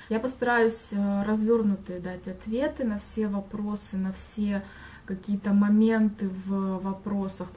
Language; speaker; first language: Russian; native; Russian